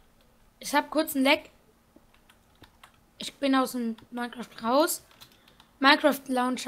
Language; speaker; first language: German; native; German